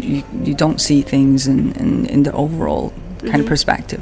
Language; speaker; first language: English; non-native, fluent; Chinese